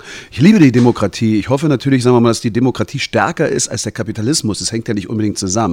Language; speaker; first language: German; native; German